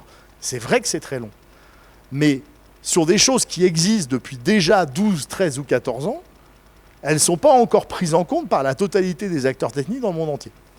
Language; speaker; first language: French; native; French